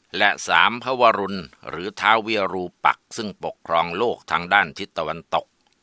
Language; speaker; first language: Thai; native; Thai